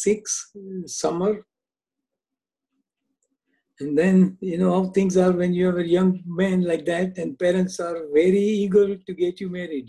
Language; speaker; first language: English; non-native, local second language; Gujarati